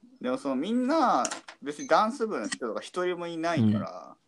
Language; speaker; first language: Japanese; native; Japanese